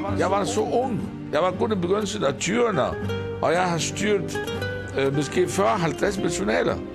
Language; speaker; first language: Danish; non-native, fluent; Arabic